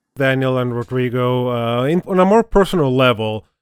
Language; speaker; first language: English; non-native, fluent; Spanish